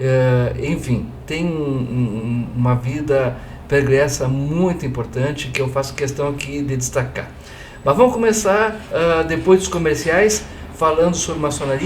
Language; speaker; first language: Portuguese; native; Portuguese